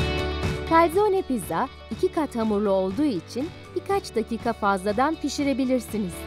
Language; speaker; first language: Turkish; native; Turkish